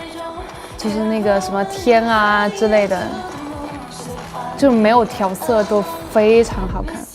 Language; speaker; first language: Chinese; native; Chinese